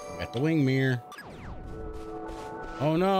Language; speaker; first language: English; native; English